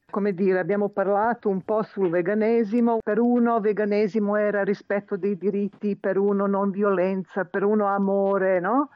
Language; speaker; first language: Italian; non-native, fluent; Serbian